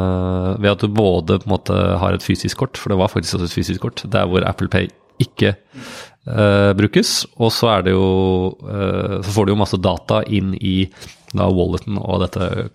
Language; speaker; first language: Norwegian; native; Norwegian